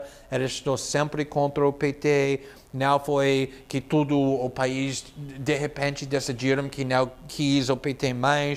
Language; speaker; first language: Portuguese; non-native, fluent; English